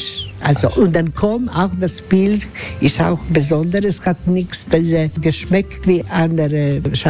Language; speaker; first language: German; non-native, learner; Croatian